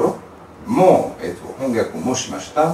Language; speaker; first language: Japanese; non-native, learner; French